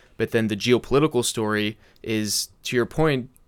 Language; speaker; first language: English; early bilingual, heritage; English